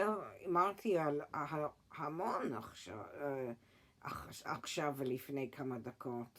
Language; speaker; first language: Hebrew; early bilingual, heritage; English